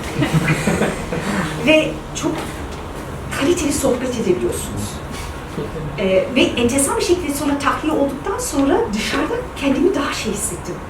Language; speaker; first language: Turkish; early bilingual, heritage; Turkish